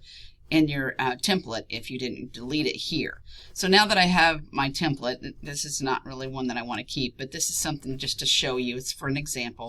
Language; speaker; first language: English; native; English